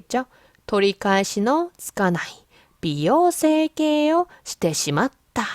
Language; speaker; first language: Japanese; non-native, fluent; Korean